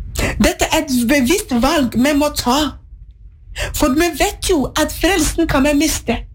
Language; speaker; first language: Norwegian; non-native, fluent; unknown